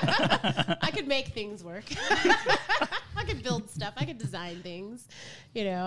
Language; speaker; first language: English; native; English